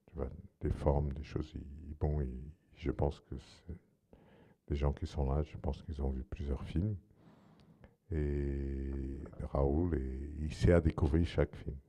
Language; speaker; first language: French; non-native, fluent; Portuguese